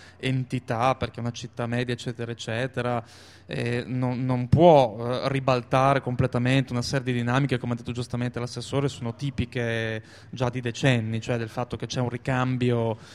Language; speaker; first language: Italian; native; Italian